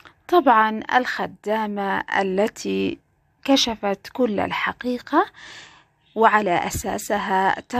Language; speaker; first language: Arabic; native; Arabic